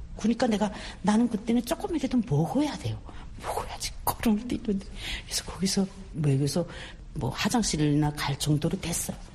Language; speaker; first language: Korean; native; Korean